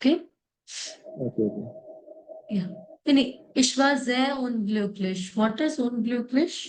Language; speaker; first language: German; non-native, fluent; Malayalam